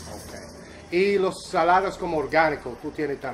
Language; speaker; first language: Spanish; non-native, learner; English